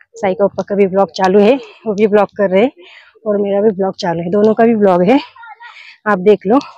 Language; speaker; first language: Hindi; non-native, local second language; Marathi